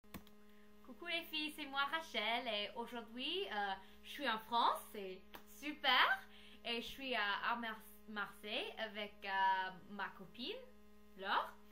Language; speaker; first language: French; non-native, learner; English